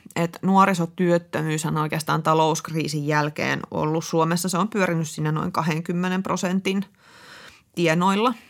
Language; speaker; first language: Finnish; native; Finnish